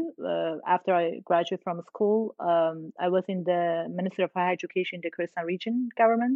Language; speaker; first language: English; non-native, fluent; Persian